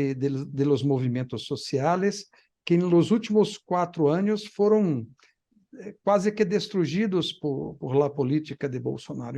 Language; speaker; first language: Spanish; non-native, fluent; Portuguese